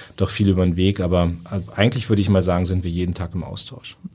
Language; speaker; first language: German; native; German